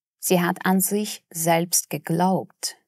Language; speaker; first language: German; non-native, fluent; Russian